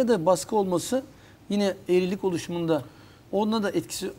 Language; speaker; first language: Turkish; native; Turkish